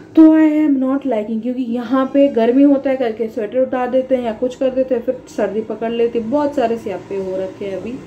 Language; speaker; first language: Hindi; non-native, local second language; Bangla